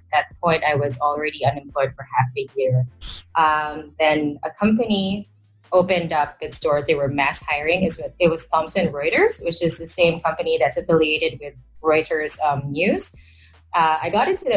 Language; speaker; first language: English; non-native, local second language; Filipino